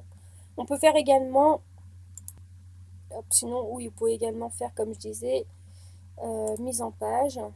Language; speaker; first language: French; native; French